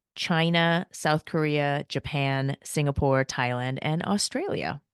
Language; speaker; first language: English; early bilingual, other home language; Korean